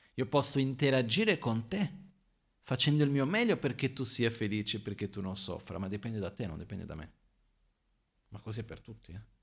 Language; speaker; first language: Italian; non-native, fluent; Portuguese